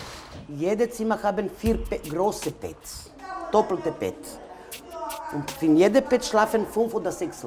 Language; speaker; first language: German; non-native, learner; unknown